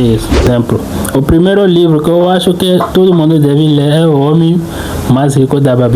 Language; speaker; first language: Portuguese; non-native, fluent; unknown